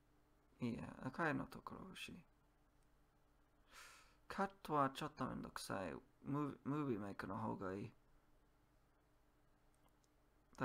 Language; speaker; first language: Japanese; non-native, learner; English